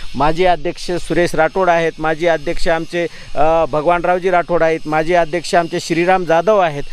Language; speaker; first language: Marathi; non-native, local second language; Lambadi